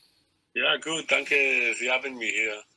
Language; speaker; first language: German; non-native, learner; Hebrew